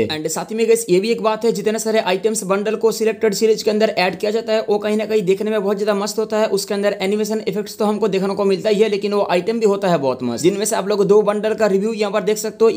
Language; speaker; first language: Hindi; non-native, local second language; Bangla